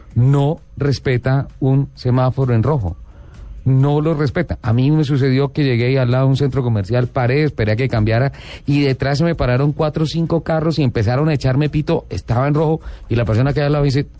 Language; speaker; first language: Spanish; native; Spanish